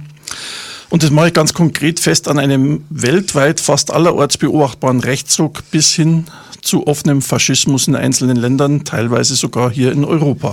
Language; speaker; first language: German; native; German